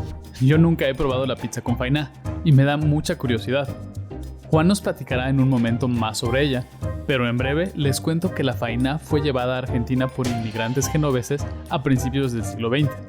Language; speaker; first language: Spanish; native; Spanish